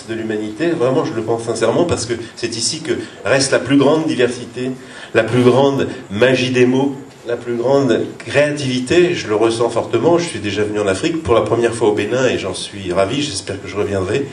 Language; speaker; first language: French; native; French